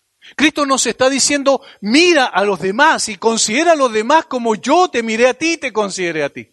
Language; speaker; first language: Spanish; native; Spanish